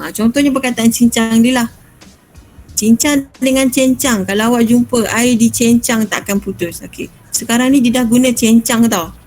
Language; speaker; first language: Malay; native; Malay